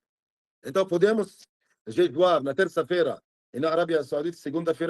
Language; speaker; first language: Portuguese; non-native, fluent; Arabic